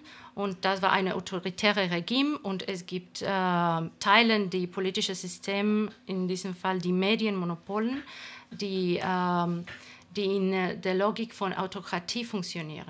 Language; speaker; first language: German; non-native, fluent; Spanish